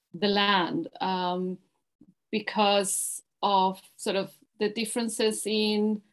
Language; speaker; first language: English; non-native, fluent; Spanish